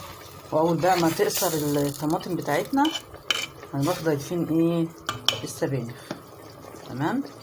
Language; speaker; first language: Arabic; native; Arabic